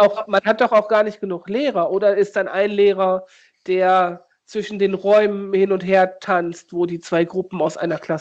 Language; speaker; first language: German; native; German